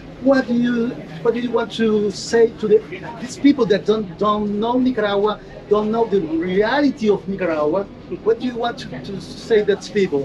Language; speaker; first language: English; non-native, learner; Spanish